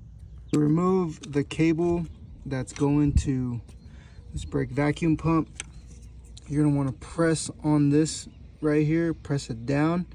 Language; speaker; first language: English; native; English